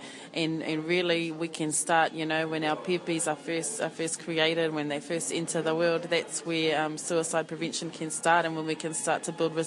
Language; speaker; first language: English; native; English